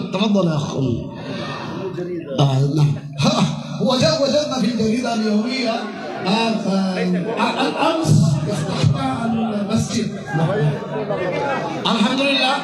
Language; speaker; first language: Arabic; non-native, fluent; Bangla